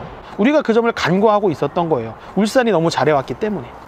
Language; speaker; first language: Korean; native; Korean